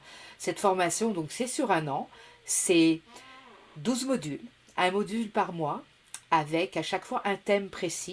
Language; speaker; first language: French; native; French